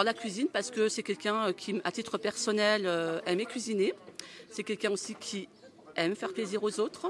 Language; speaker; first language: French; native; French